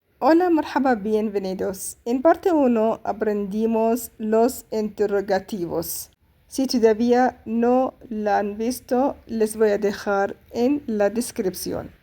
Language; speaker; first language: Spanish; non-native, fluent; Arabic